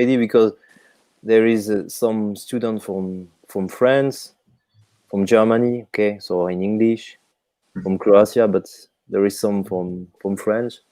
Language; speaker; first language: English; non-native, fluent; French